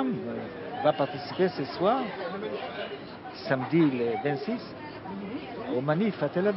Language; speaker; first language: French; non-native, fluent; Hebrew